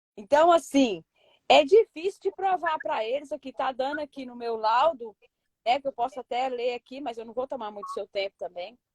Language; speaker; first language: Portuguese; native; Portuguese